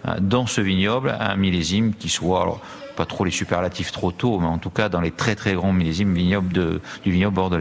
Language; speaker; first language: French; native; French